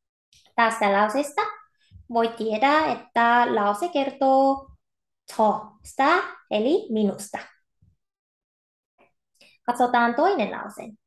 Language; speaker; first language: Finnish; non-native, fluent; Korean